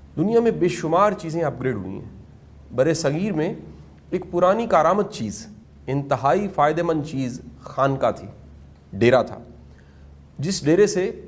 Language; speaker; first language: Urdu; native; Urdu